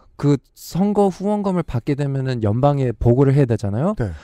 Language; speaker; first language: Korean; early bilingual, heritage; Korean